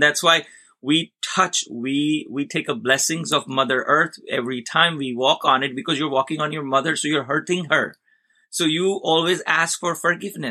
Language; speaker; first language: English; non-native, local second language; Gujarati